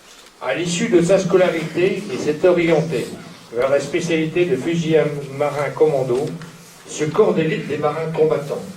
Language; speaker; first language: French; native; French